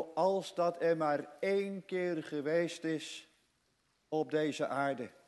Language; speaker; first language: Dutch; native; Dutch